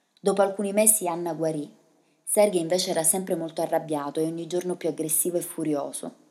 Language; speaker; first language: Italian; early bilingual, other home language; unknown